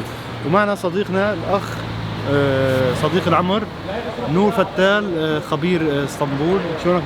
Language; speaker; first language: Arabic; native; Arabic